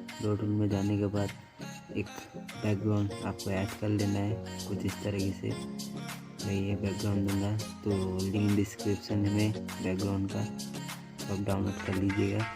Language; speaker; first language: Hindi; non-native, local second language; Bangla